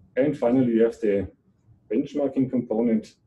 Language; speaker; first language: English; non-native, fluent; German